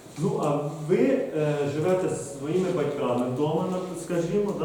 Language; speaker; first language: Ukrainian; native; Ukrainian